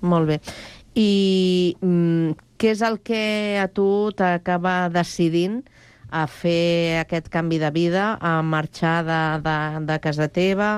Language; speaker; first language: Catalan; native; Catalan